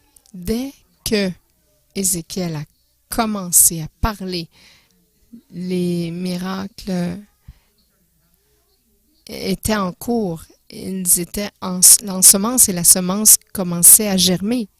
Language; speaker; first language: French; non-native, fluent; English